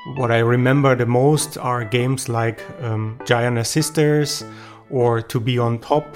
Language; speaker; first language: English; non-native, fluent; German